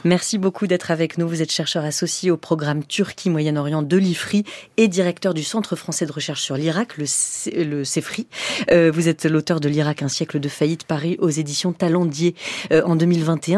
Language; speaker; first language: French; native; French